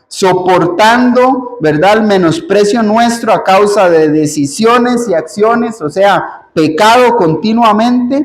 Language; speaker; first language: Spanish; native; Spanish